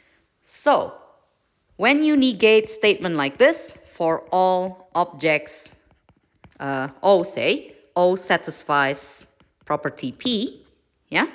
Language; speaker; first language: English; non-native, fluent; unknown